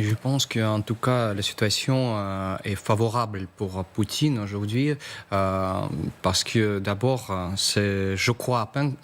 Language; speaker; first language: French; non-native, fluent; Russian